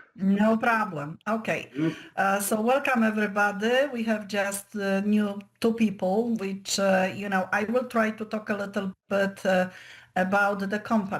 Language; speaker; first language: English; non-native, fluent; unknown